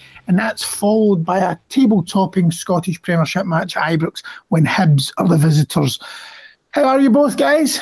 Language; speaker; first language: English; native; English